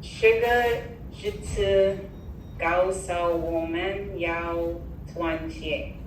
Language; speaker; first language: Chinese; non-native, learner; English